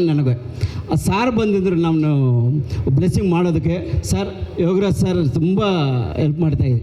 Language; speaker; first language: Kannada; non-native, learner; Telugu